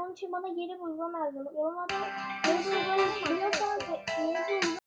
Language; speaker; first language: Turkish; early bilingual, heritage; Turkish